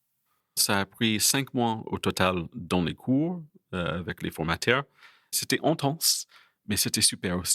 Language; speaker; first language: French; non-native, fluent; English